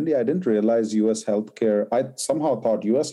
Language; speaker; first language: English; non-native, local second language; Hindi